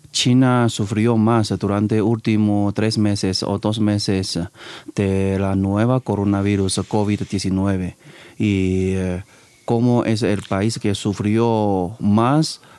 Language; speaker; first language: Spanish; non-native, fluent; Chinese